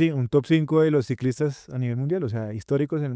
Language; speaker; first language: Spanish; native; Spanish